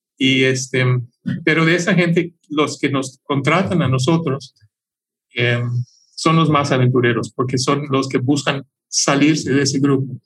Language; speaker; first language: Spanish; non-native, fluent; English